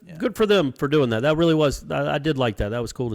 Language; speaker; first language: English; native; English